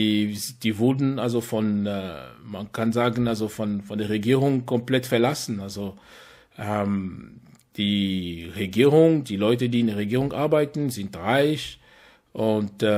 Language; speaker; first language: German; non-native, fluent; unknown